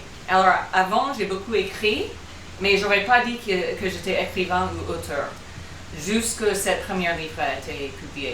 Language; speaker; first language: French; non-native, fluent; English